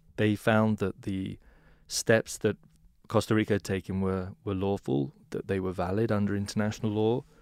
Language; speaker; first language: English; native; English